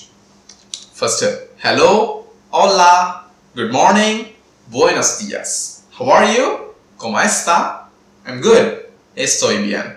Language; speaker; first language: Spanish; non-native, fluent; Tamil